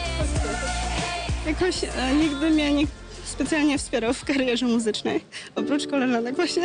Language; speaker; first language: Polish; early bilingual, other home language; Vietnamese